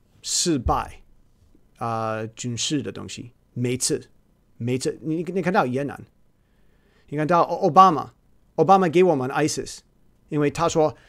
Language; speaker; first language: Chinese; non-native, learner; English